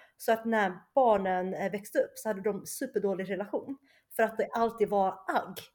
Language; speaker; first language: Swedish; early bilingual, other home language; Chinese